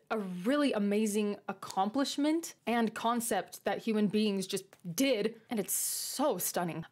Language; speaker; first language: English; native; English